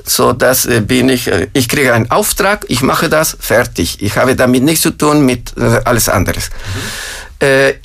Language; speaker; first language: German; non-native, fluent; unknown